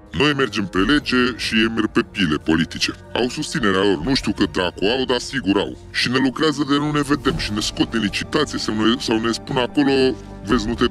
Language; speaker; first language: Romanian; native; Romanian